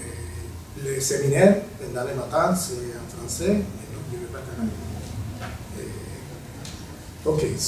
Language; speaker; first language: French; non-native, fluent; Spanish